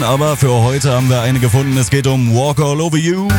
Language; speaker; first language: German; native; German